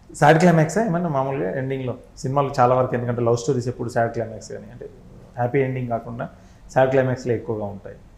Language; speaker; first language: Telugu; native; Telugu